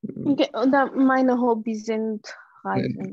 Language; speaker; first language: German; non-native, learner; Arabic